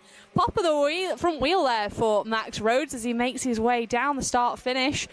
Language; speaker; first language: English; native; English